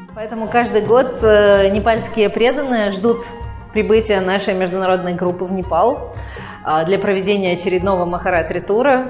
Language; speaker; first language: Russian; native; Russian